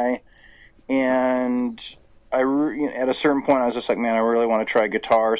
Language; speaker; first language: English; native; English